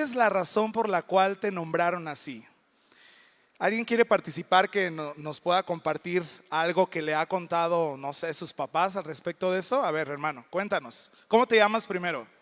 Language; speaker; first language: Spanish; native; Spanish